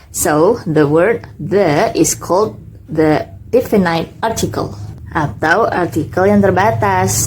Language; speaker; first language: Indonesian; native; Indonesian